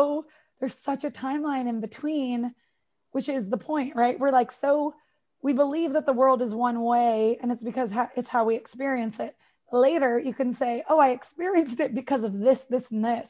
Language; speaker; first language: English; native; English